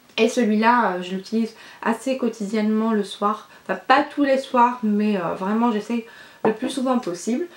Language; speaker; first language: French; non-native, local second language; Arabic